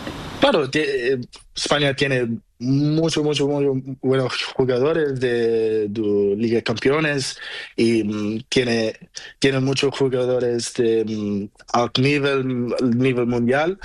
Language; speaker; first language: Spanish; non-native, learner; Portuguese